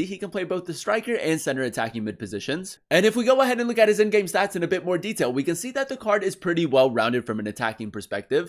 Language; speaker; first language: English; native; English